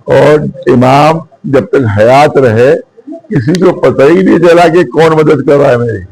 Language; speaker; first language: Urdu; native; Urdu